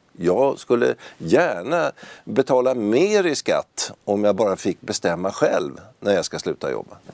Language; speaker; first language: Swedish; native; Swedish